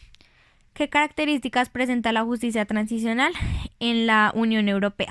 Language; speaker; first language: Spanish; native; Spanish